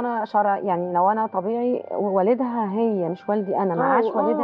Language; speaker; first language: Arabic; native; Arabic